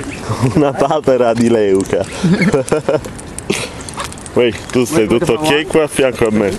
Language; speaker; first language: Italian; native; Italian